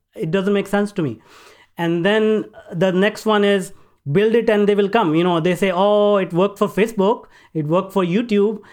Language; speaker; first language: English; non-native, local second language; Hindi